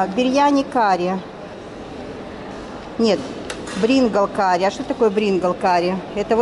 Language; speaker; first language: Russian; native; Russian